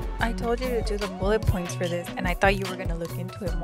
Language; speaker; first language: English; early bilingual, other home language; Spanish